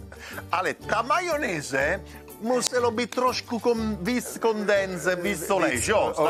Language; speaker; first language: Czech; non-native, learner; Italian